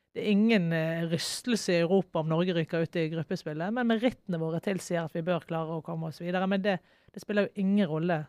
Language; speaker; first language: Norwegian; native; Norwegian